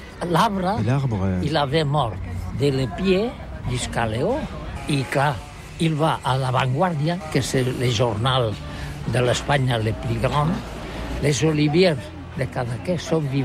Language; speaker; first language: French; non-native, learner; Catalan